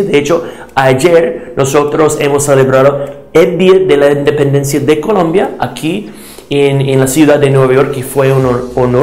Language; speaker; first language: Spanish; non-native, fluent; English